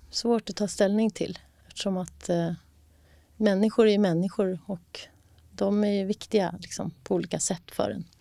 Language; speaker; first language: Swedish; native; Swedish